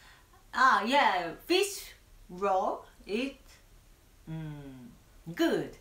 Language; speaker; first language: English; non-native, learner; Japanese